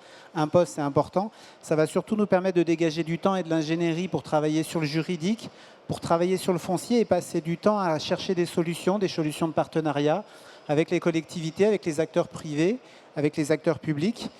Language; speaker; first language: French; native; French